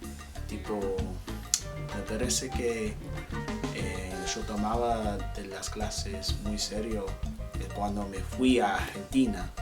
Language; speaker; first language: Spanish; non-native, fluent; English